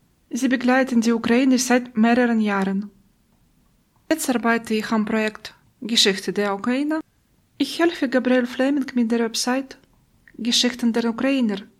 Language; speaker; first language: German; non-native, learner; Russian